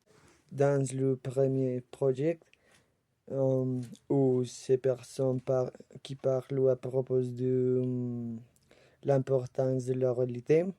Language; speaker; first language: French; non-native, learner; Spanish